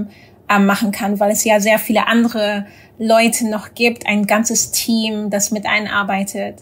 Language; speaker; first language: German; early bilingual, other home language; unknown